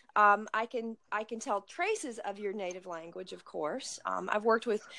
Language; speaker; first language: English; native; English